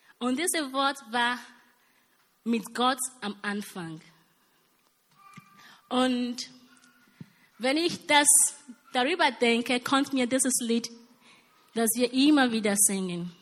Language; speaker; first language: German; non-native, learner; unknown